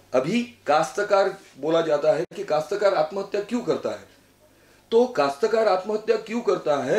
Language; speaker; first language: Hindi; non-native, local second language; Marathi